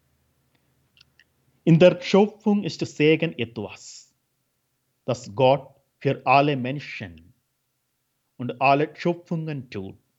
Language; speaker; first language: German; non-native, fluent; Malayalam